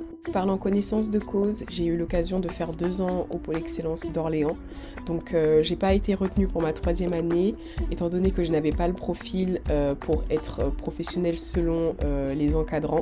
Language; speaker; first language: French; early bilingual, other home language; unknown